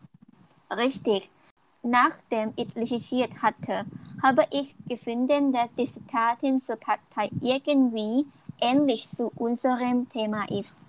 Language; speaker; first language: German; non-native, learner; Thai